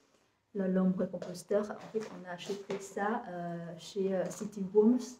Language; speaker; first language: French; non-native, fluent; Vietnamese